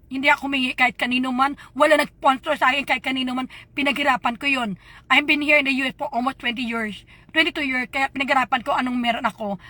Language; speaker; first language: Filipino; non-native, local second language; Hiligaynon